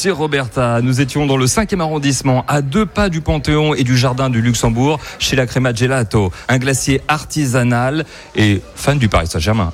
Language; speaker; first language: French; native; French